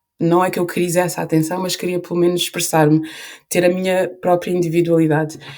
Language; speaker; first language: Portuguese; early bilingual, other home language; Upper Guinea Crioulo